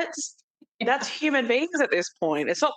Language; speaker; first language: English; native; English